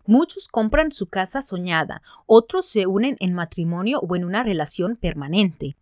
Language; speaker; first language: Spanish; early bilingual, other home language; English